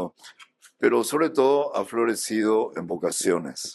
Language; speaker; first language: Spanish; native; Spanish